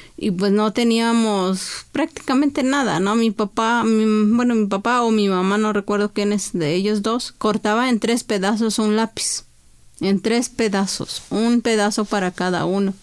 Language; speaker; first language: Spanish; non-native, local second language; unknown